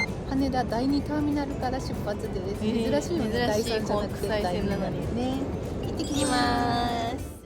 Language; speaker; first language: Japanese; native; Japanese